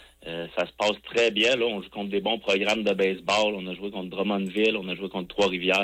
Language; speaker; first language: French; native; French